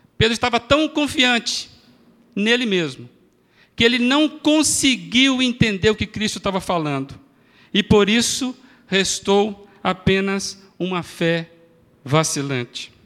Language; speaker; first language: Portuguese; native; Portuguese